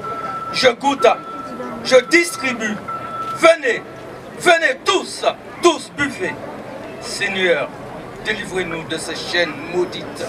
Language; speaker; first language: French; native; French